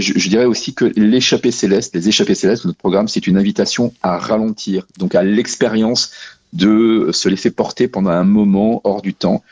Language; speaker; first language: French; native; French